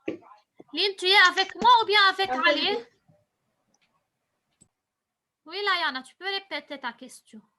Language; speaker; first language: French; non-native, local second language; Arabic